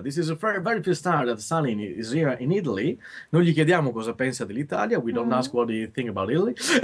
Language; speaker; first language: English; non-native, learner; Italian